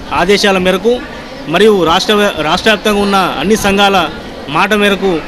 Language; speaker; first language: Telugu; non-native, local second language; Lambadi